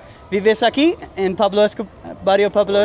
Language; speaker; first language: Spanish; non-native, learner; English